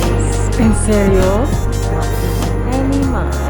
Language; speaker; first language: Spanish; non-native, learner; English